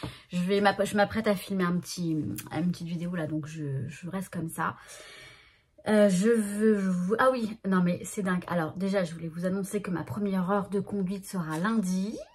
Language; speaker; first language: French; native; French